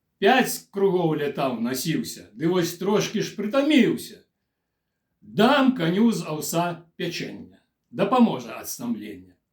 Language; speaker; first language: Belarusian; native; Belarusian